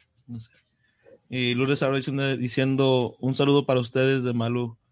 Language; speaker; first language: Spanish; early bilingual, heritage; Spanish